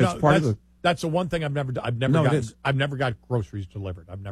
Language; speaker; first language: English; native; English